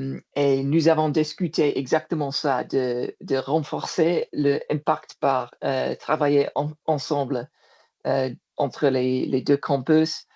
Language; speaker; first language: French; non-native, learner; English